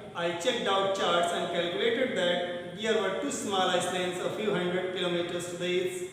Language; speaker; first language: English; non-native, local second language; Hindi